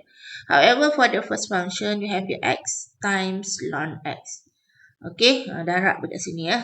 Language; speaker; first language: English; non-native, local second language; Malay